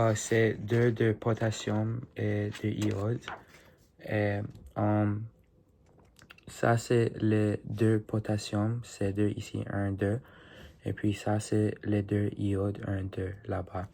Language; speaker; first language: French; non-native, learner; English